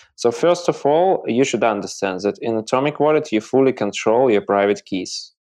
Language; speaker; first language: English; non-native, learner; Russian